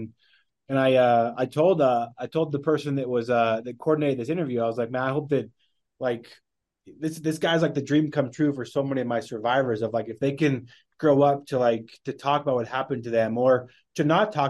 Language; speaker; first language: English; native; English